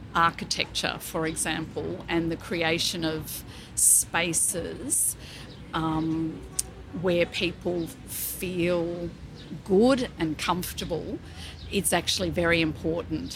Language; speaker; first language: English; native; English